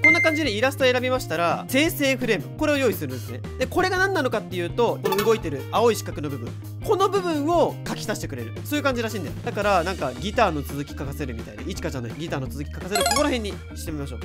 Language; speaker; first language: Japanese; native; Japanese